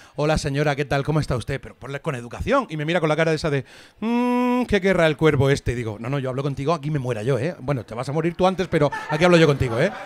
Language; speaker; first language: Spanish; native; Spanish